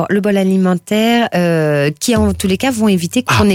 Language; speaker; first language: French; native; French